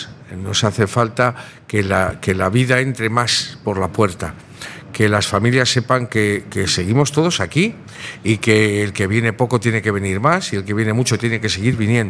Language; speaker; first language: Spanish; native; Spanish